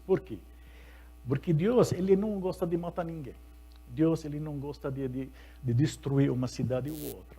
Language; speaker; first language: Portuguese; non-native, fluent; Arabic